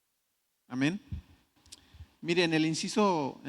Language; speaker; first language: Spanish; native; Spanish